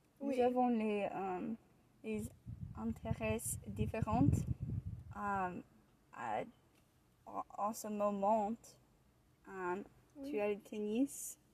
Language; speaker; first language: French; non-native, learner; English